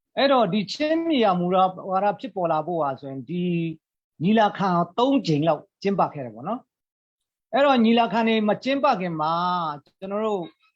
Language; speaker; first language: Burmese; non-native, local second language; Hakha Chin